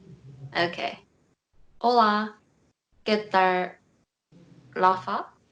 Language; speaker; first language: Spanish; non-native, learner; Korean